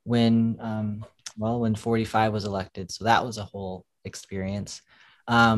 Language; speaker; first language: English; native; English